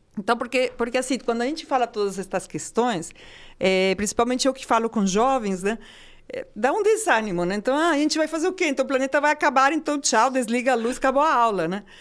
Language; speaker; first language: Portuguese; non-native, fluent; Spanish